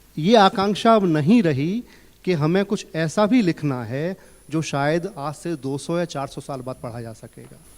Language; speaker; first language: Hindi; native; Hindi